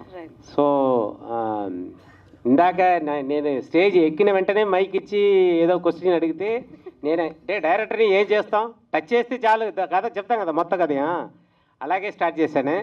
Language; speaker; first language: Telugu; native; Telugu